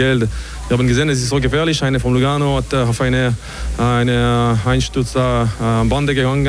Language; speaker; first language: German; non-native, local second language; French